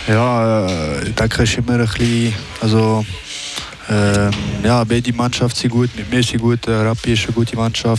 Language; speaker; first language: German; non-native, fluent; French